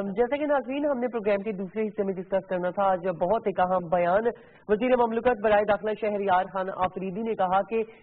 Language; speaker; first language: Urdu; native; Urdu